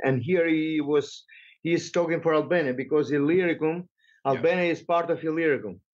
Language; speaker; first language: English; non-native, fluent; Albanian